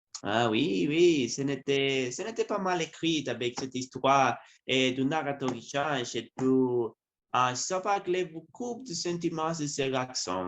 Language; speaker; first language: French; non-native, learner; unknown